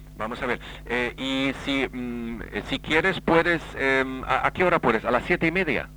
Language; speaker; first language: Spanish; native; Spanish